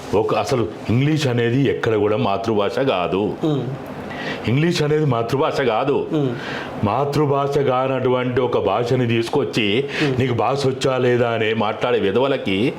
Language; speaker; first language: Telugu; native; Telugu